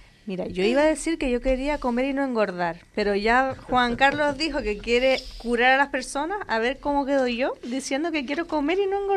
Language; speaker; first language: Spanish; native; Spanish